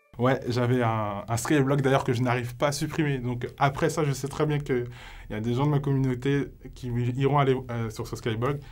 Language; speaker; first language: French; native; French